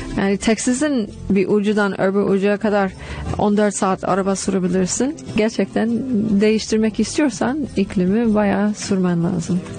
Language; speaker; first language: Turkish; non-native, fluent; English